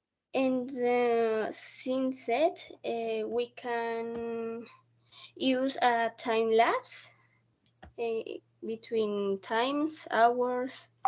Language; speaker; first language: English; non-native, learner; Spanish